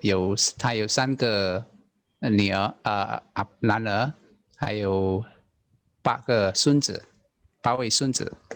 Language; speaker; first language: Chinese; non-native, learner; Indonesian